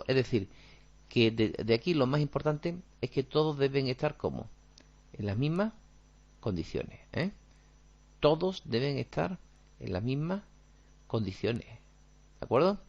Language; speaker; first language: Spanish; native; Spanish